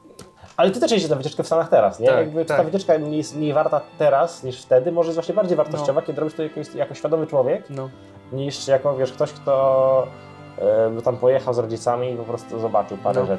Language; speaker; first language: Polish; native; Polish